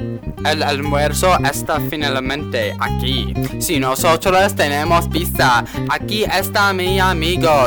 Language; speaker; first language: Spanish; non-native, learner; English